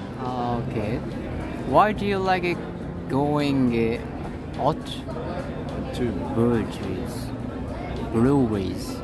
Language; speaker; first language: English; non-native, learner; Japanese